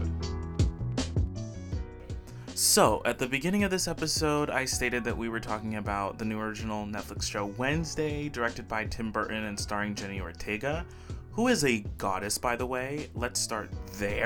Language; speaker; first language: English; early bilingual, other home language; Portuguese